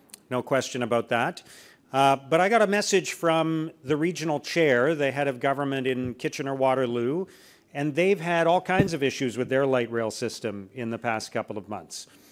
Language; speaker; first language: English; native; English